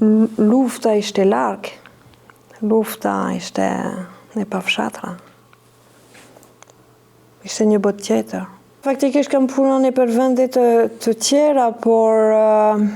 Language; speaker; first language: Albanian; non-native, fluent; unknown